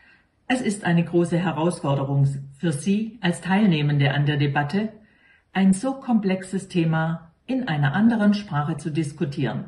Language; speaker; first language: German; non-native, fluent; Polish